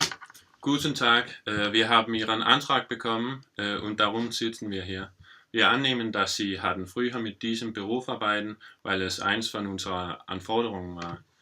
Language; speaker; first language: German; non-native, learner; Danish